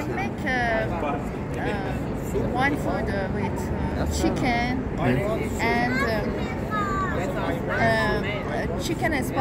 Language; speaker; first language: English; non-native, learner; Persian